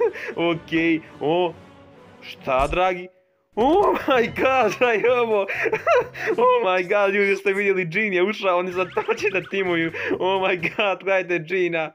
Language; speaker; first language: Serbian; native; Serbian